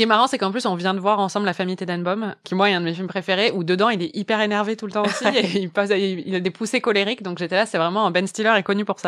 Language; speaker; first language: French; native; French